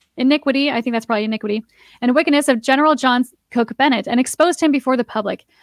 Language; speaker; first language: English; native; English